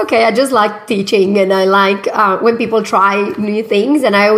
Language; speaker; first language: English; non-native, fluent; Spanish